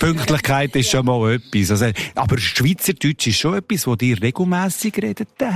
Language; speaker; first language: German; native; German